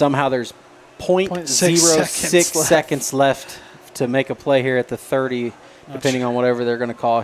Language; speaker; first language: English; native; English